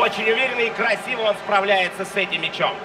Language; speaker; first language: Russian; native; Russian